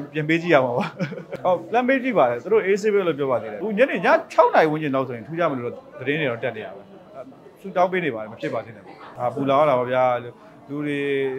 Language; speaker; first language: Burmese; native; Burmese